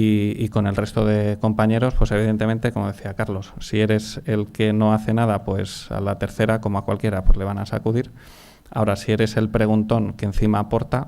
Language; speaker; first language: Spanish; native; Spanish